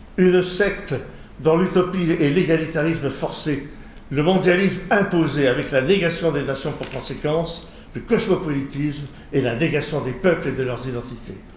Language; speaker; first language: French; native; French